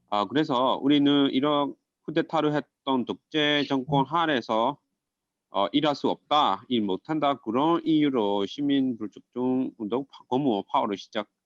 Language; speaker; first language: Korean; non-native, fluent; Burmese